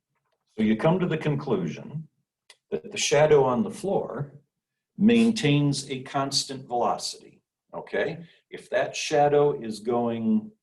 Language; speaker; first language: English; native; English